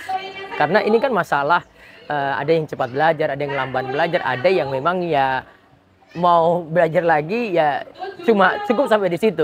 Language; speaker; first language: Indonesian; native; Indonesian